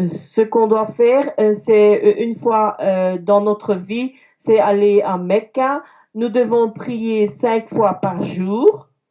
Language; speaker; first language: French; early bilingual, other home language; Turkish